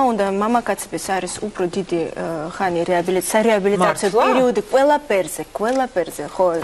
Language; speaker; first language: Georgian; non-native, learner; Russian